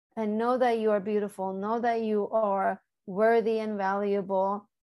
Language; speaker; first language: English; early bilingual, other home language; Turkish